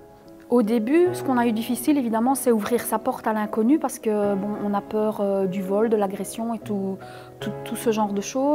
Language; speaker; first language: French; native; French